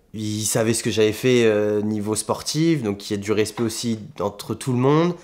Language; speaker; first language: French; native; French